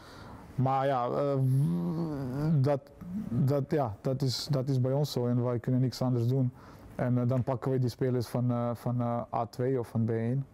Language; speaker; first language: Dutch; non-native, fluent; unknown